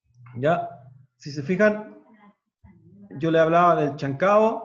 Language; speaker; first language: Spanish; native; Spanish